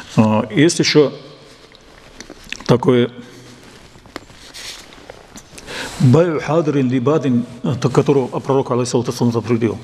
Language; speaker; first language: Russian; non-native, local second language; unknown